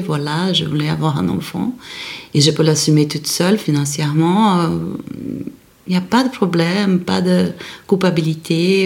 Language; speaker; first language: French; non-native, fluent; Portuguese